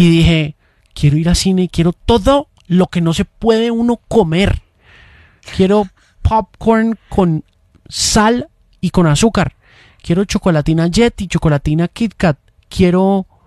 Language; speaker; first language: Spanish; native; Spanish